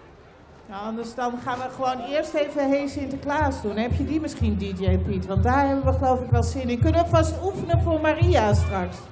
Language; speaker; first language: Dutch; native; Dutch